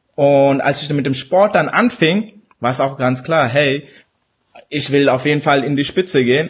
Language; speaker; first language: German; early bilingual, other home language; Urdu